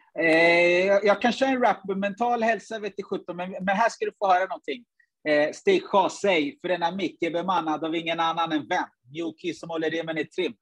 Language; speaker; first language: Swedish; early bilingual, other home language; Ganda